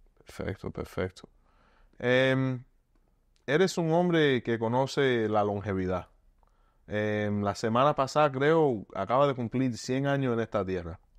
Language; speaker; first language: Spanish; early bilingual, heritage; Spanish